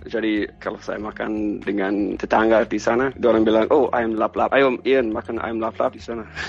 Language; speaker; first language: Indonesian; non-native, fluent; English